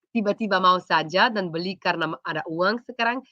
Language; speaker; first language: Indonesian; non-native, fluent; Slovenian